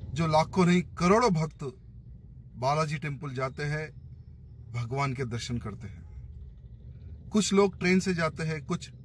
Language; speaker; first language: Hindi; non-native, local second language; Telugu